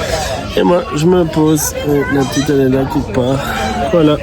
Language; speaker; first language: French; native; French